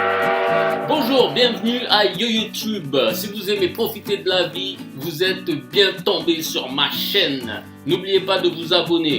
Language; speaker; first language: French; non-native, fluent; Japanese